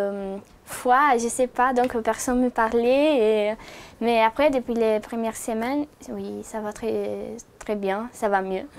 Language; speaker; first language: French; non-native, fluent; Italian